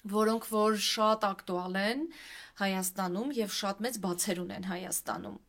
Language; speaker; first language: Armenian; native; Armenian